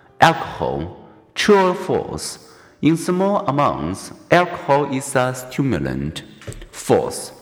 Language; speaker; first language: English; non-native, fluent; Chinese